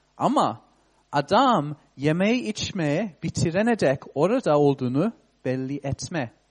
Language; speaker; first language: Turkish; non-native, fluent; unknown